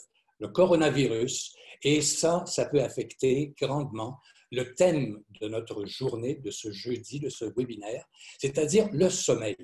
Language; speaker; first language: French; native; French